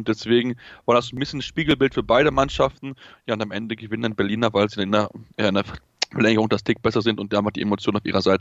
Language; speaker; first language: German; native; German